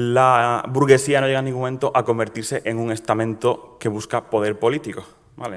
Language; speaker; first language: Spanish; native; Spanish